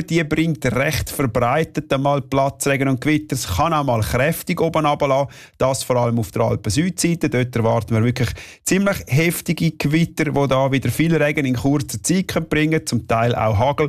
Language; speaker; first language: German; native; German